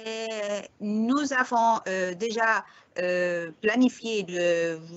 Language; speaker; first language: French; non-native, fluent; Arabic